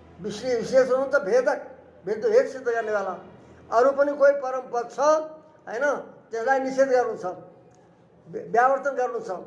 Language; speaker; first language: Nepali; native; Nepali